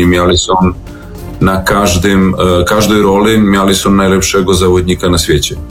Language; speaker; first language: Polish; non-native, learner; Serbian